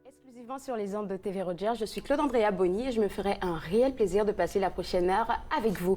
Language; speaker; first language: French; native; French